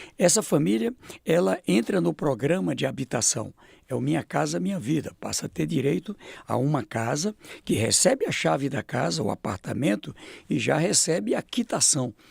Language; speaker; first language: Portuguese; native; Portuguese